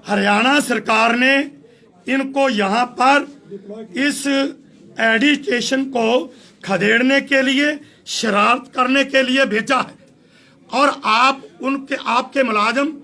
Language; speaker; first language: Hindi; non-native, local second language; Punjabi